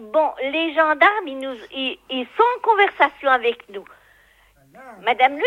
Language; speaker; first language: French; native; French